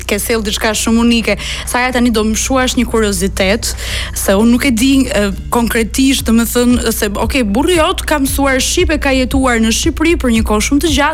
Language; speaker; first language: Albanian; native; Albanian